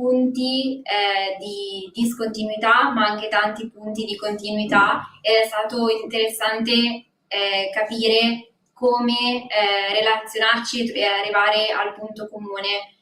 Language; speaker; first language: Italian; native; Italian